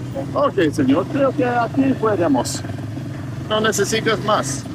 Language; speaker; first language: Spanish; non-native, learner; English